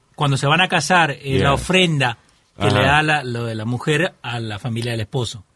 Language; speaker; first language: Spanish; native; Spanish